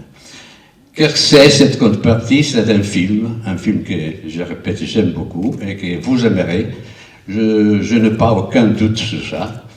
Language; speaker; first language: French; non-native, fluent; Italian